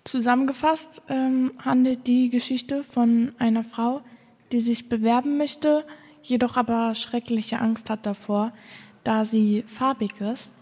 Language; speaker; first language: German; native; German